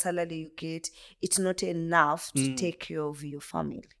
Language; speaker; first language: English; non-native, local second language; Kinyarwanda